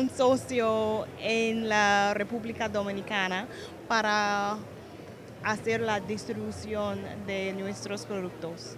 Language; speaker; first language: Spanish; non-native, learner; English